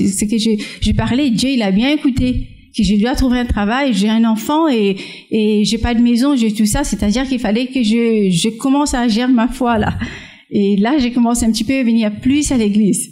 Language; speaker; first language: French; non-native, fluent; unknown